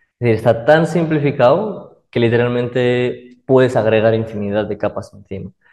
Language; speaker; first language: Spanish; early bilingual, other home language; Arabic